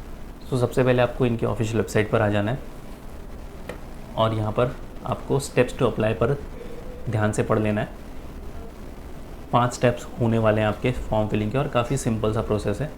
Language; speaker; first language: Hindi; native; Hindi